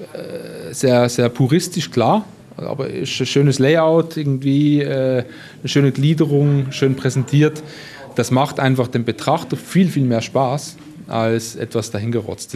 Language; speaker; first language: German; native; German